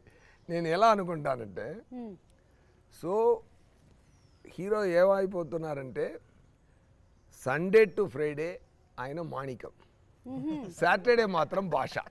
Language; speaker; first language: Telugu; non-native, fluent; Tamil